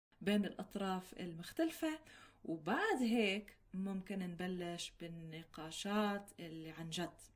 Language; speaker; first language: Arabic; native; Arabic